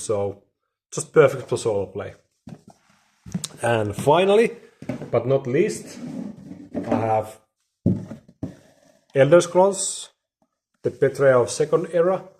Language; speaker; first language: English; non-native, fluent; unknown